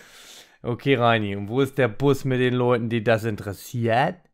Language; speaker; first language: German; native; German